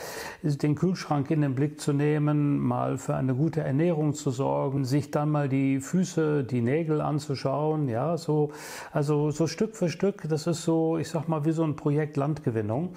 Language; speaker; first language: German; native; German